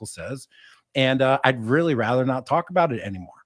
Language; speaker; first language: English; native; English